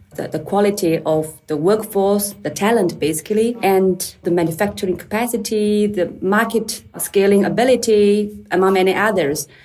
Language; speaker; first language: English; non-native, fluent; Chinese